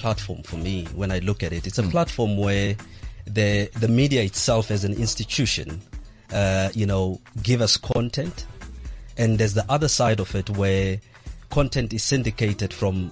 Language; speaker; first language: English; non-native, local second language; Southern Sotho